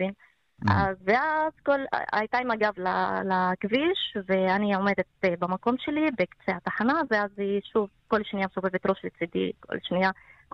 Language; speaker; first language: Hebrew; non-native, local second language; Arabic